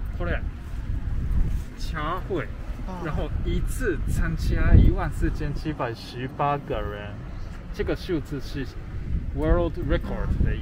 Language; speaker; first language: Chinese; non-native, learner; Japanese